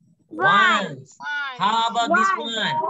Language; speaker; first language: English; non-native, fluent; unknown